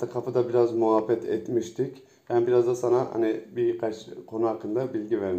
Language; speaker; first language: Turkish; native; Turkish